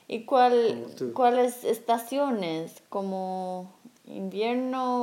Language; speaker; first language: Spanish; non-native, learner; English